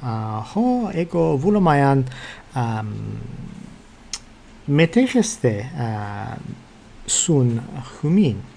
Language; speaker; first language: Greek; non-native, fluent; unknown